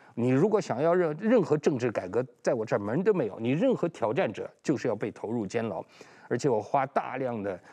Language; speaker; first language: Chinese; non-native, local second language; Uyghur